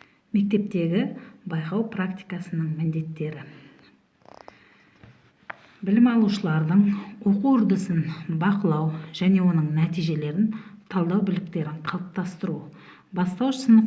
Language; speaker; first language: Kazakh; native; Kazakh